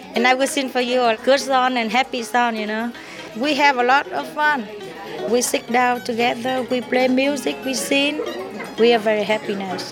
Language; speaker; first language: English; non-native, learner; Vietnamese